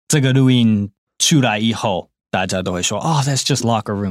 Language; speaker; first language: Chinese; non-native, fluent; English